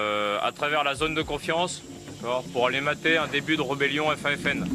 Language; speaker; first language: French; non-native, fluent; Portuguese